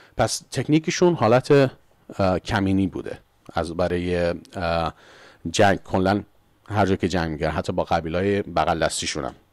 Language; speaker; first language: Persian; early bilingual, heritage; Persian